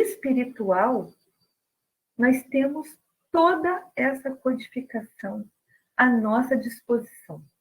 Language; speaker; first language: Portuguese; native; Portuguese